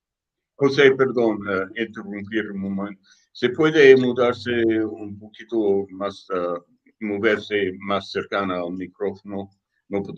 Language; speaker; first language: Spanish; non-native, learner; English